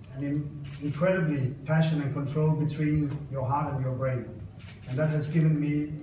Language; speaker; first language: English; non-native, fluent; Danish